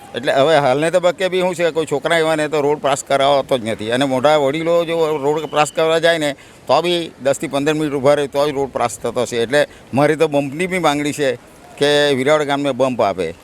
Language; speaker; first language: Gujarati; native; Gujarati